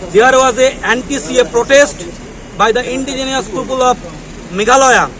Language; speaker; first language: English; non-native, local second language; Bangla